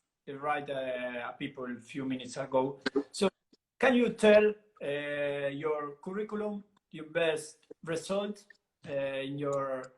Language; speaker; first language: English; non-native, learner; Italian